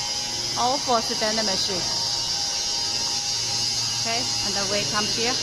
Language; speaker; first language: English; non-native, learner; Chinese